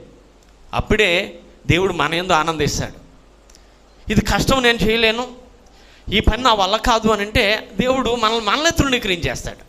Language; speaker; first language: Telugu; native; Telugu